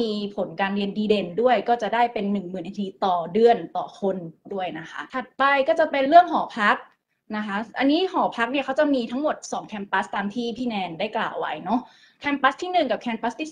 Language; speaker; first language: Thai; native; Thai